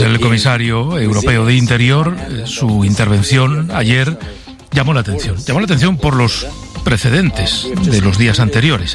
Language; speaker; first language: Spanish; native; Spanish